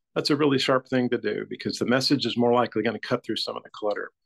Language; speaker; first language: English; native; English